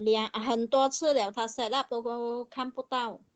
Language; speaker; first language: Chinese; native; Chinese